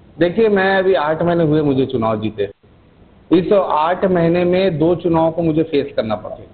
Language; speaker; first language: Hindi; native; Hindi